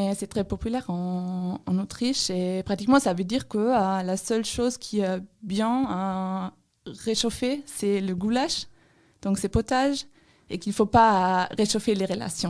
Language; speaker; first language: French; non-native, fluent; German